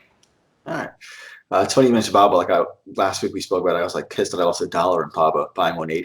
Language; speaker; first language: English; native; English